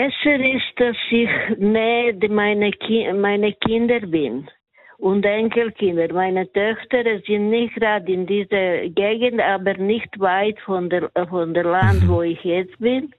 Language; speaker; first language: German; non-native, fluent; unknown